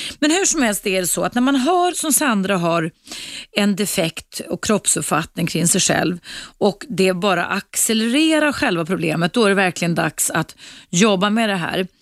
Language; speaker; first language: Swedish; native; Swedish